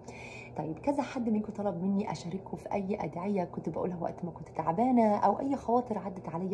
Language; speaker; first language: Arabic; native; Arabic